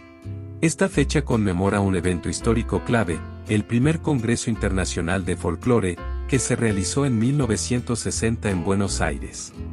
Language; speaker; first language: Spanish; native; Spanish